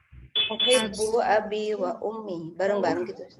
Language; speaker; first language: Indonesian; native; Indonesian